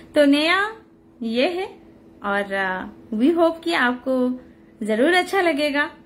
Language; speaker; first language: Hindi; non-native, local second language; Odia